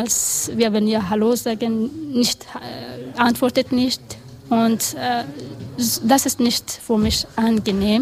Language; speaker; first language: German; non-native, learner; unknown